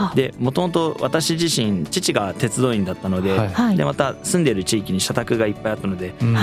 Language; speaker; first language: Japanese; native; Japanese